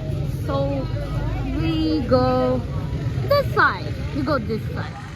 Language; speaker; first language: English; non-native, local second language; Punjabi